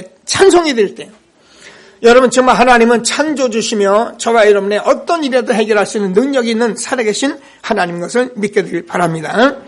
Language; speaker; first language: Korean; native; Korean